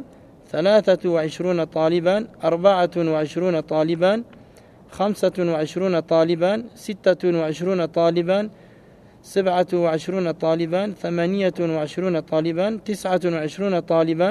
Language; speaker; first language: Arabic; non-native, fluent; French